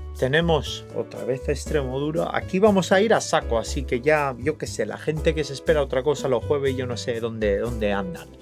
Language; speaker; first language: Spanish; non-native, fluent; English